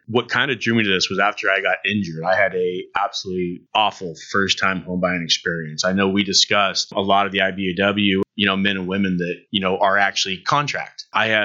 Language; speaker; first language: English; native; English